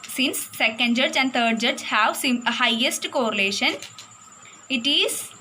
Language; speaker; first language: English; non-native, local second language; Malayalam